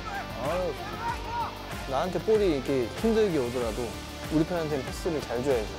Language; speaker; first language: Korean; native; Korean